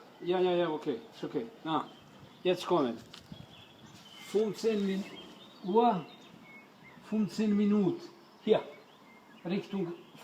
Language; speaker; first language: German; non-native, learner; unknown